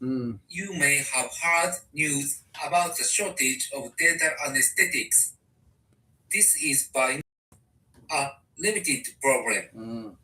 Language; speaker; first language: English; non-native, learner; Japanese